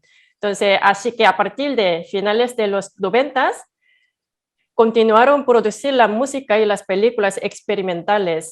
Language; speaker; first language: Spanish; non-native, fluent; Korean